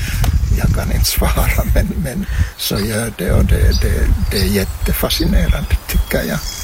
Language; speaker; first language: Swedish; non-native, local second language; Finnish